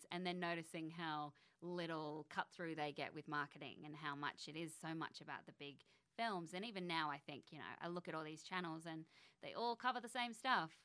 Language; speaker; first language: English; native; English